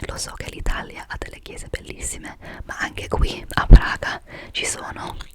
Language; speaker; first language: Italian; non-native, fluent; English